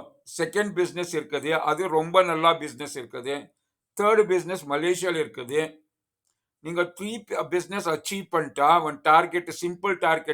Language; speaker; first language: Tamil; non-native, learner; Kannada